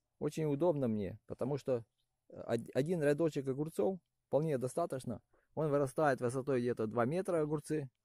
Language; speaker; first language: Russian; non-native, local second language; Ukrainian